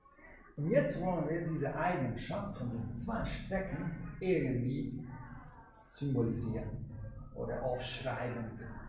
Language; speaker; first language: German; non-native, fluent; Hungarian